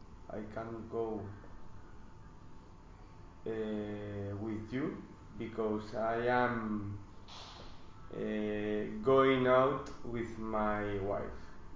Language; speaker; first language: English; non-native, learner; Spanish